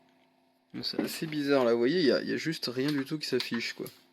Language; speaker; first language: French; native; French